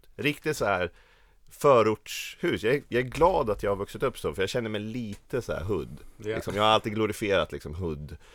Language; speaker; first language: Swedish; native; Swedish